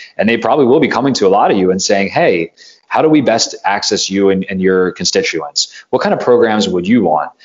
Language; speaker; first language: English; native; English